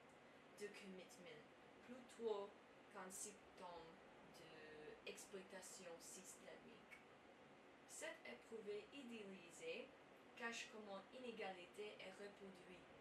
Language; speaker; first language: French; non-native, learner; English